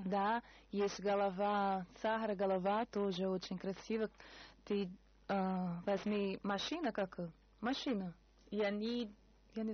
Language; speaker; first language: Russian; non-native, learner; Portuguese